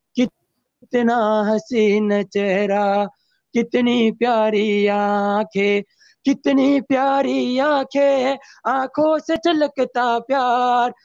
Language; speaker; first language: Hindi; native; Hindi